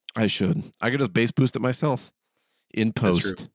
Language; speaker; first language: English; early bilingual, other home language; Polish